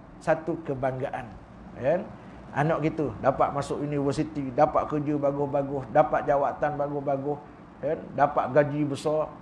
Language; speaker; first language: Malay; native; Malay